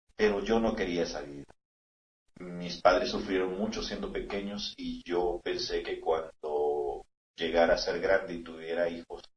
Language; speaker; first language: Spanish; native; Spanish